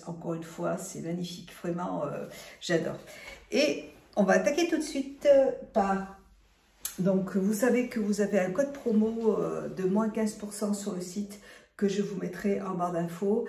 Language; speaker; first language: French; native; French